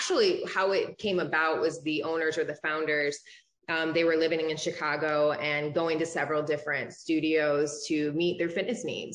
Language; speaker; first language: English; native; English